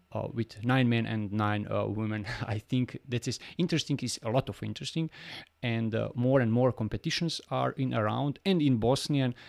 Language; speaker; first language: English; non-native, learner; Bosnian